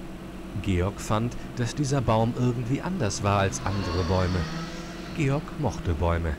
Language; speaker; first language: German; native; German